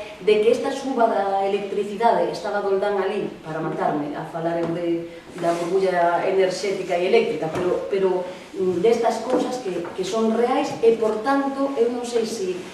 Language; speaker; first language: Galician; non-native, local second language; Spanish